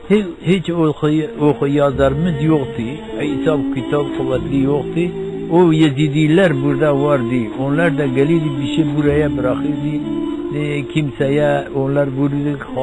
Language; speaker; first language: Turkish; non-native, local second language; Kurdish